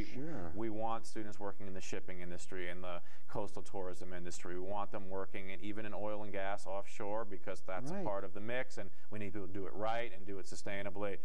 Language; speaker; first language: English; native; English